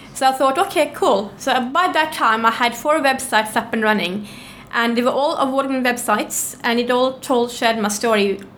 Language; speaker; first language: English; non-native, fluent; Norwegian